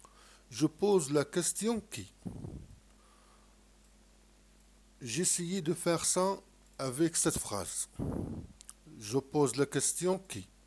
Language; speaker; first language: French; non-native, local second language; Arabic